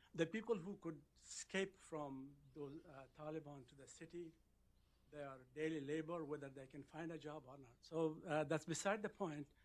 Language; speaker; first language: English; non-native, fluent; Persian